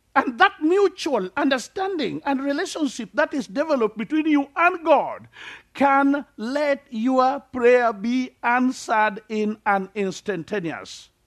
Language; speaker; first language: English; non-native, local second language; Luo (Kenya and Tanzania)